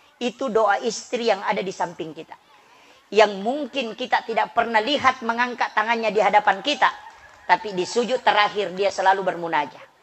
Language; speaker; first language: Indonesian; non-native, local second language; Buginese